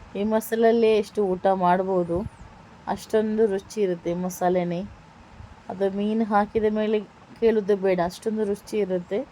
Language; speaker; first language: Kannada; non-native, local second language; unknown